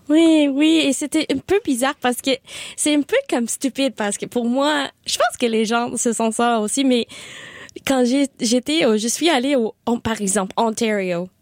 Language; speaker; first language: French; non-native, local second language; English